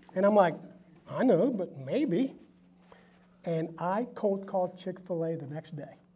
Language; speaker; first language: English; early bilingual, other home language; Spanish